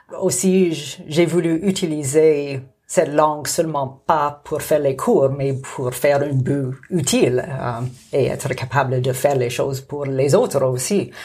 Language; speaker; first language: French; non-native, local second language; English